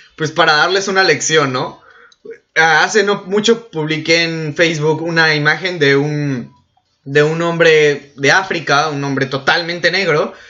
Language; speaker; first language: Spanish; native; Spanish